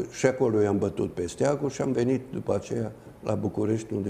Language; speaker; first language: Romanian; native; Romanian